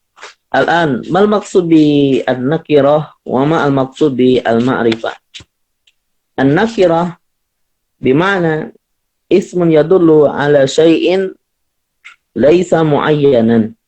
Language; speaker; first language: Arabic; non-native, fluent; Indonesian